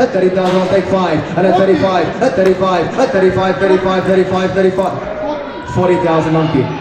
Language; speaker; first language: English; non-native, local second language; Afrikaans